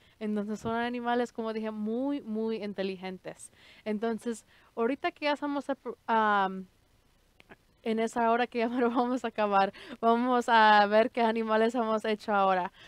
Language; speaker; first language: Spanish; early bilingual, heritage; Spanish